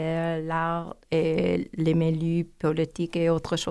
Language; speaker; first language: French; non-native, learner; English